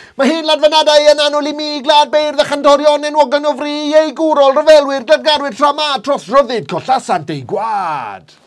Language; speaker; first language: Welsh; native; Welsh